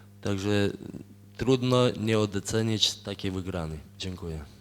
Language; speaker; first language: Polish; non-native, fluent; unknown